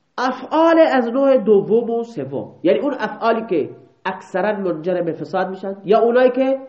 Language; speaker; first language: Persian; non-native, local second language; Baluchi